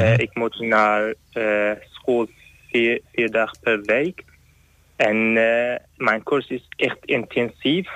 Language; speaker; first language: Dutch; non-native, learner; Arabic